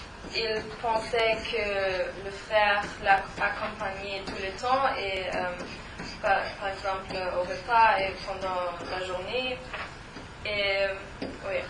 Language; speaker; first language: French; non-native, learner; German